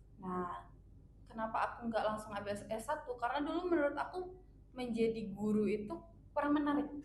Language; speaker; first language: Indonesian; native; Indonesian